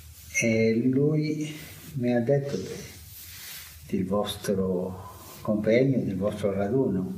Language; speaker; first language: Italian; non-native, fluent; Spanish